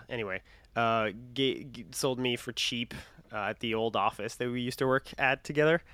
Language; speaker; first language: English; non-native, fluent; French